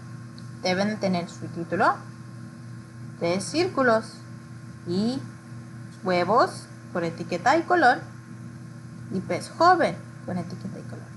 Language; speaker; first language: Spanish; early bilingual, heritage; Spanish